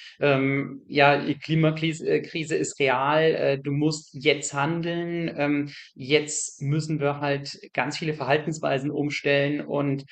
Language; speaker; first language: German; native; German